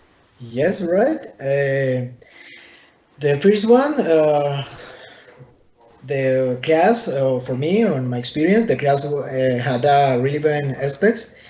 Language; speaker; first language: English; non-native, learner; Spanish